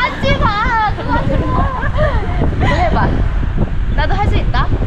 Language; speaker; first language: Korean; non-native, learner; Vietnamese